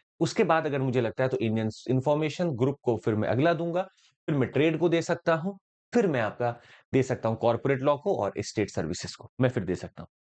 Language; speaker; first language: Hindi; native; Hindi